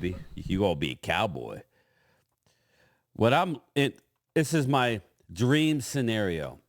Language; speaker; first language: English; native; English